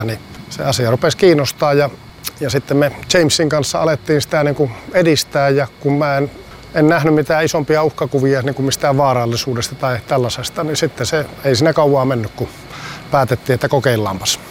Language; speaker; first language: Finnish; native; Finnish